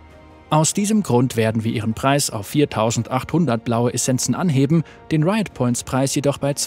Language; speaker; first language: German; native; German